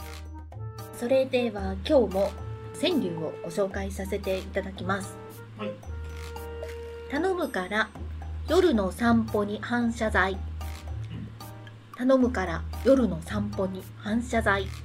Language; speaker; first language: Japanese; native; Japanese